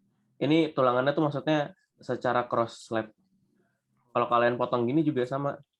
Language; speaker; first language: Indonesian; native; Indonesian